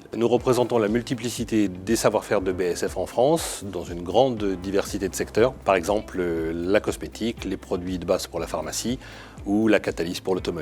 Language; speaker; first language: French; native; French